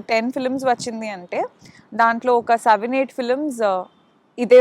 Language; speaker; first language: Telugu; non-native, local second language; Kannada